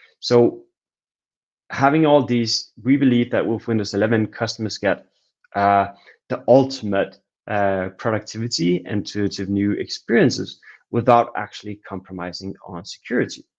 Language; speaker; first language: English; non-native, fluent; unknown